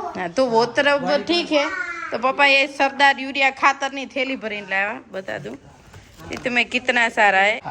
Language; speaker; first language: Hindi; non-native, local second language; Gujarati